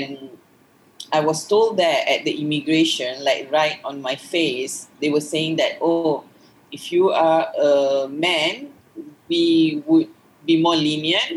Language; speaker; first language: English; non-native, local second language; Malay